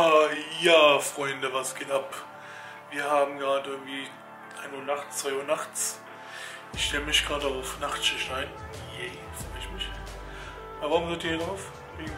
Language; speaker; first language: German; native; German